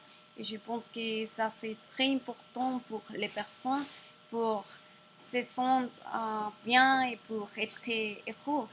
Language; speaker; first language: French; non-native, learner; Spanish